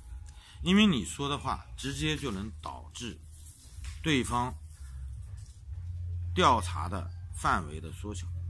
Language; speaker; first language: Chinese; native; Chinese